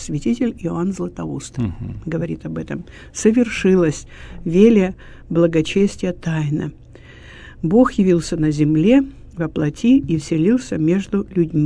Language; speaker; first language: Russian; native; Russian